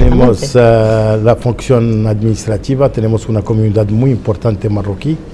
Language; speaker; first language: Spanish; non-native, fluent; Arabic